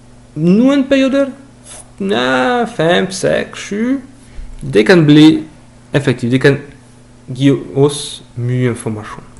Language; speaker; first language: Norwegian; non-native, fluent; French